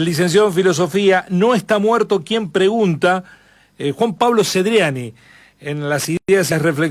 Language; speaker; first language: Spanish; native; Spanish